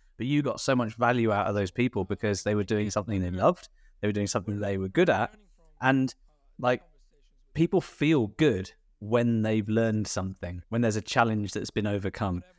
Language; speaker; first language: English; native; English